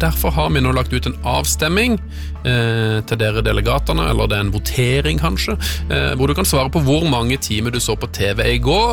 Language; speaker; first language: Norwegian; native; Norwegian